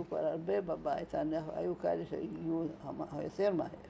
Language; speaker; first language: Hebrew; non-native, fluent; Hungarian